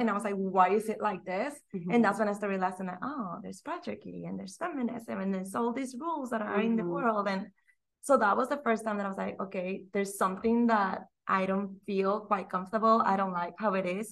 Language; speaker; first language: English; non-native, fluent; Spanish